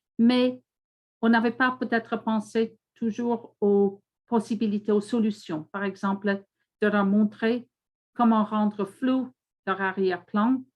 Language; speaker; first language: French; non-native, fluent; English